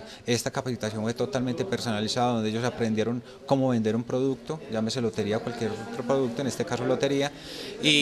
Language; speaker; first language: Spanish; native; Spanish